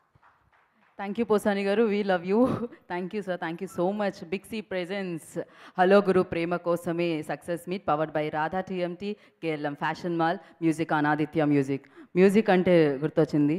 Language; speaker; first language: Telugu; native; Telugu